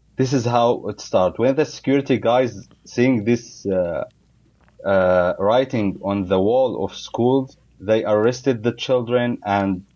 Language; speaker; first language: English; non-native, learner; Arabic